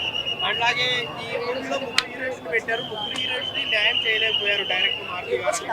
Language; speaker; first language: Telugu; native; Telugu